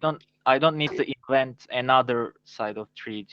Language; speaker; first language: English; non-native, learner; Turkish